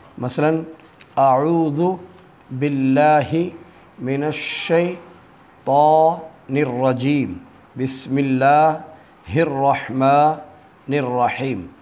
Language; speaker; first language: Urdu; native; Urdu